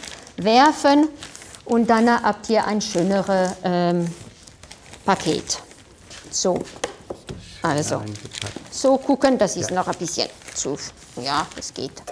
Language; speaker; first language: German; non-native, fluent; French